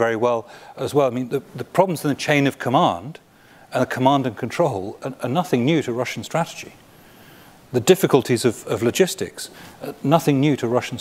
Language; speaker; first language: English; native; English